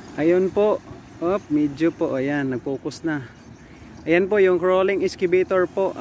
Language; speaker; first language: Filipino; non-native, local second language; Cebuano